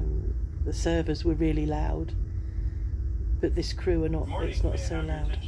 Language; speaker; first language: English; native; English